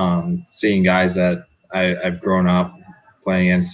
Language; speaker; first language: English; native; English